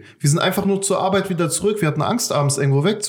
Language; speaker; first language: German; native; German